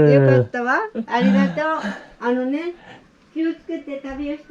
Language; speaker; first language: Japanese; native; Japanese